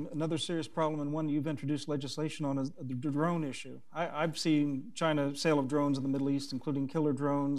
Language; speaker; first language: English; native; English